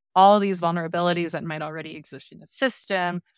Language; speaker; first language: English; non-native, local second language; Filipino